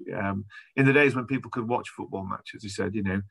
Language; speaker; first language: English; native; English